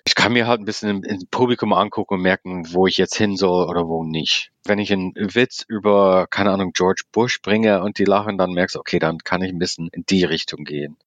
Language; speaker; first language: German; non-native, fluent; English